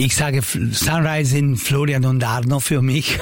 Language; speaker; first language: German; non-native, local second language; Italian